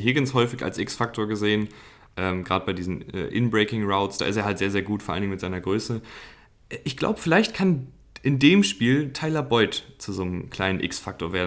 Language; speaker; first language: German; native; German